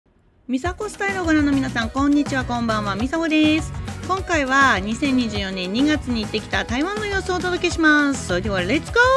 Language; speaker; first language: Japanese; native; Japanese